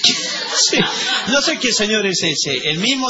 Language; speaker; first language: Spanish; native; Spanish